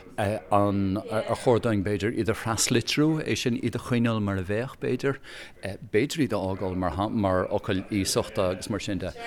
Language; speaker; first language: Irish; native; Irish